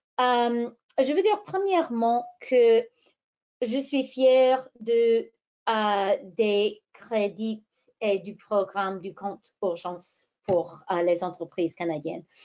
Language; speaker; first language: French; non-native, fluent; English